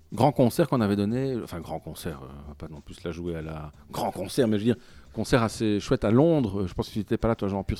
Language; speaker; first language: French; native; French